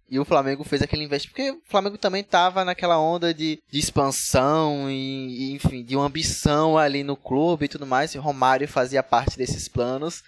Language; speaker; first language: Portuguese; native; Portuguese